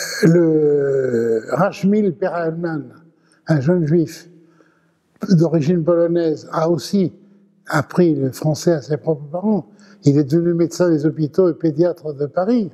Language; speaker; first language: French; early bilingual, other home language; Ladino